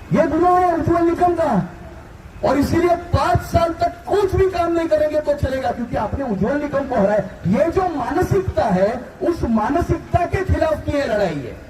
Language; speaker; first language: Hindi; non-native, local second language; Marathi